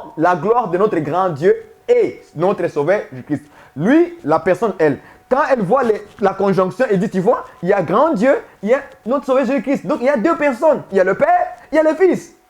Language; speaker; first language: French; non-native, local second language; Swahili